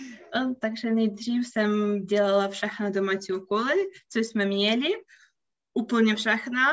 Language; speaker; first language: Czech; non-native, fluent; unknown